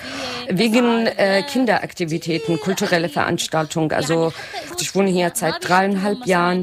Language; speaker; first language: German; non-native, learner; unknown